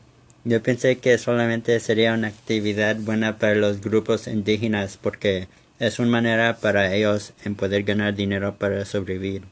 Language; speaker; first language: Spanish; non-native, fluent; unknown